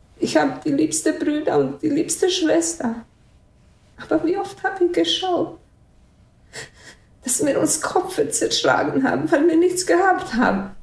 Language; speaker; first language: German; non-native, fluent; Bosnian